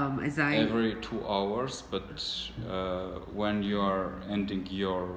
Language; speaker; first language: English; non-native, learner; Armenian